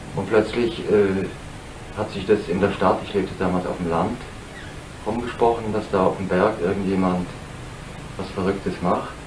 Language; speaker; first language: German; native; German